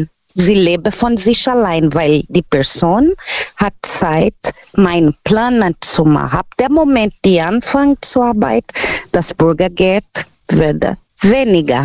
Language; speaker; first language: German; non-native, learner; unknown